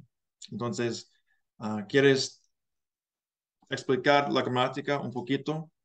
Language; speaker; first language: Spanish; non-native, learner; English